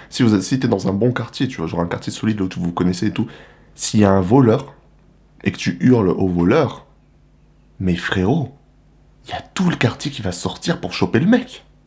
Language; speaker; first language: French; native; French